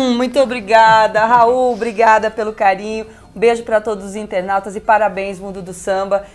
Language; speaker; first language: Portuguese; early bilingual, other home language; Spanish